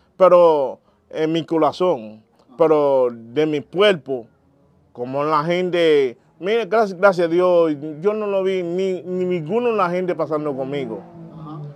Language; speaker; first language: Spanish; non-native, learner; Haitian Creole